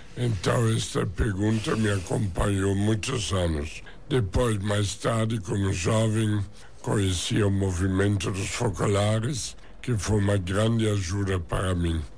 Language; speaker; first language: Portuguese; non-native, fluent; German